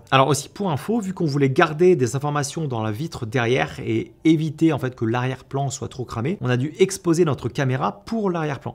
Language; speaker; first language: French; native; French